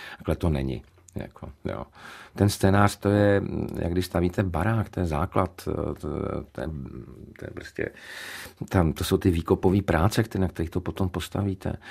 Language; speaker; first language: Czech; native; Czech